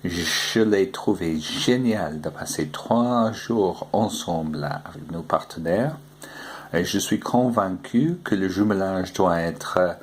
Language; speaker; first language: French; non-native, fluent; English